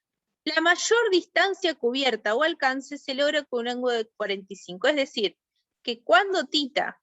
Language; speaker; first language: Spanish; native; Spanish